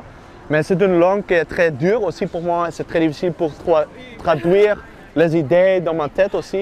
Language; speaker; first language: French; non-native, learner; Dutch